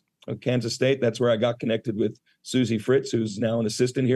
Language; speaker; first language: English; native; English